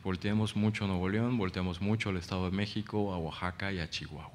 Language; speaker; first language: Spanish; native; Spanish